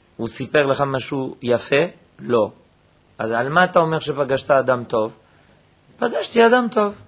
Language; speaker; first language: Hebrew; native; Hebrew